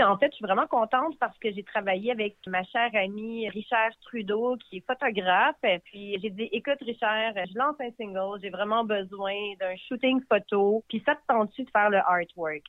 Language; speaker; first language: French; native; French